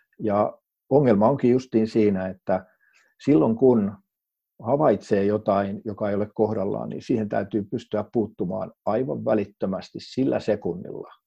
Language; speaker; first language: Finnish; native; Finnish